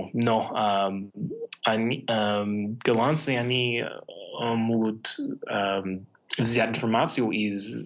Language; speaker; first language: Russian; non-native, fluent; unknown